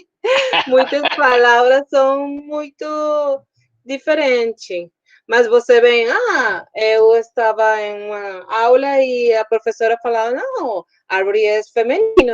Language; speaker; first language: Portuguese; non-native, learner; Spanish